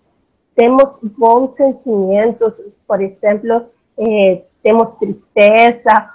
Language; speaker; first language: Portuguese; non-native, learner; Spanish